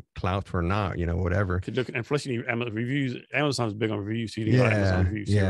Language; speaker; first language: English; native; English